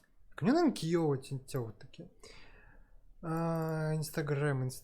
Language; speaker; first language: Korean; non-native, learner; Russian